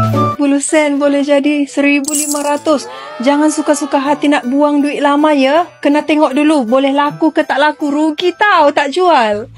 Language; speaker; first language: Malay; native; Malay